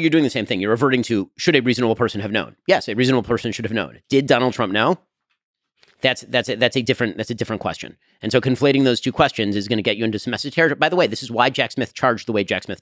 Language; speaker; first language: English; native; English